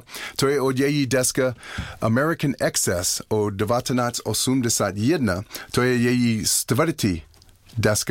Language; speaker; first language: Czech; non-native, learner; English